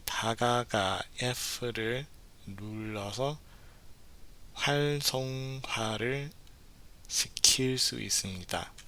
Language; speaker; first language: Korean; non-native, learner; English